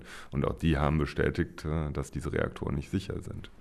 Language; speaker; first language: German; native; German